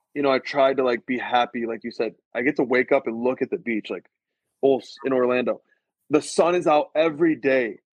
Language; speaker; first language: English; native; English